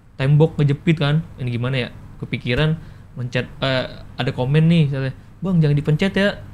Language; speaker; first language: Indonesian; native; Indonesian